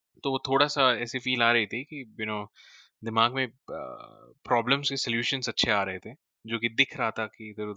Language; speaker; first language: English; non-native, local second language; Hindi